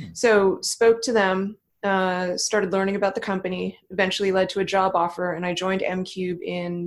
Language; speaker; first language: English; native; English